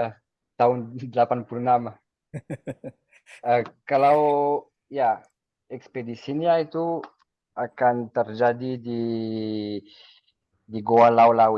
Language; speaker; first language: Indonesian; non-native, fluent; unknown